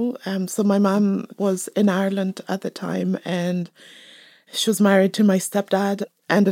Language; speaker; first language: English; native; English